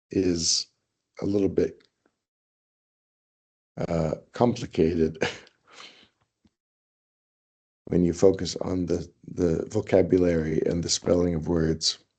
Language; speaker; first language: English; non-native, fluent; Thai